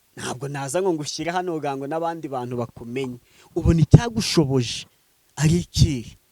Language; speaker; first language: Kinyarwanda; native; Kinyarwanda